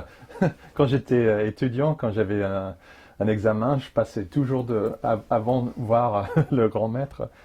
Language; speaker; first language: French; non-native, fluent; English